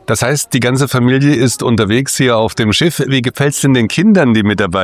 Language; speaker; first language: German; native; German